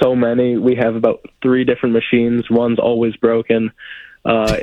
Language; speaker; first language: English; native; English